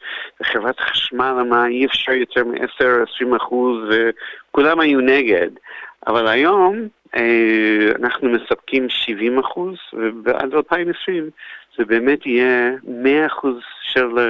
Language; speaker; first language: Hebrew; non-native, fluent; English